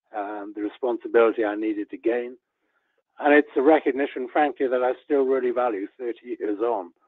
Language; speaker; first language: English; native; English